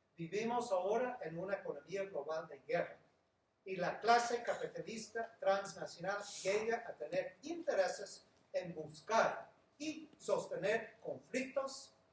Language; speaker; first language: Spanish; non-native, fluent; English